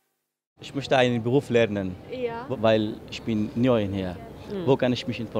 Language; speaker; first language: German; non-native, learner; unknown